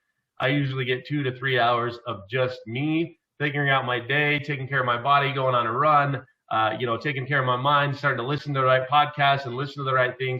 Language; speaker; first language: English; native; English